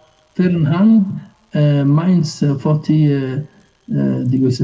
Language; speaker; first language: English; non-native, learner; Arabic